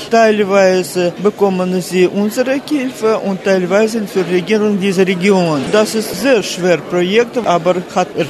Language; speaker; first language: German; non-native, fluent; Russian